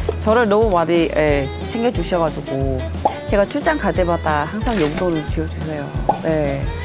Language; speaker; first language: Korean; non-native, fluent; Vietnamese